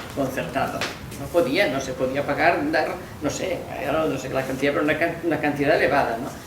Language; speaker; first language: Spanish; non-native, local second language; Catalan